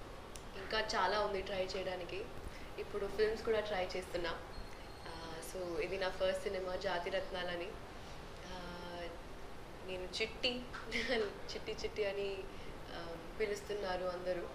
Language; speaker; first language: Telugu; non-native, local second language; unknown